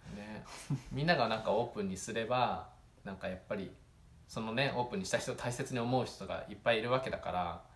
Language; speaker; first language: Japanese; native; Japanese